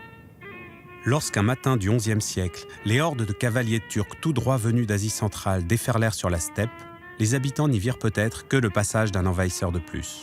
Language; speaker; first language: French; native; French